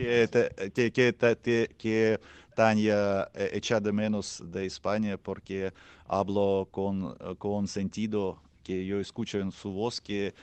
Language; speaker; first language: Spanish; non-native, learner; Ukrainian